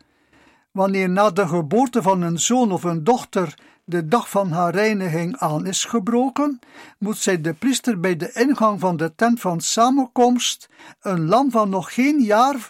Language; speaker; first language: Dutch; native; Dutch